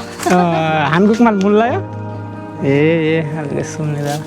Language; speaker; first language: Korean; non-native, learner; Bangla